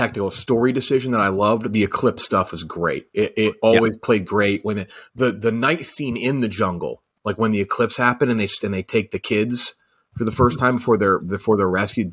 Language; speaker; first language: English; native; English